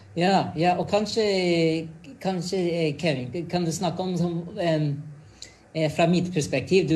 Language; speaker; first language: Norwegian; non-native, fluent; English